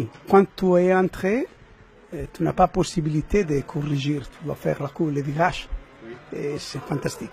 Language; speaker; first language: French; non-native, learner; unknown